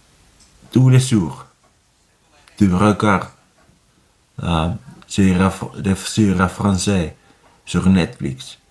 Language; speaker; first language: French; non-native, learner; Finnish